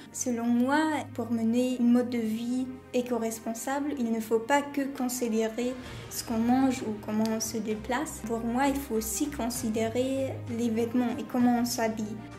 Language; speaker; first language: French; non-native, fluent; German